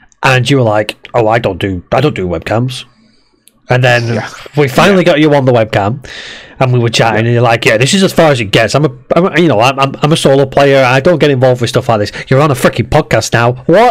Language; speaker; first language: English; native; English